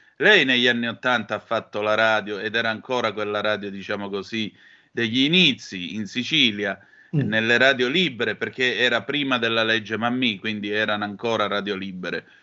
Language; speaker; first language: Italian; native; Italian